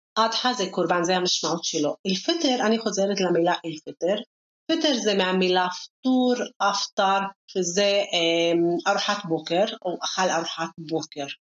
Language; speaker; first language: Hebrew; non-native, local second language; Arabic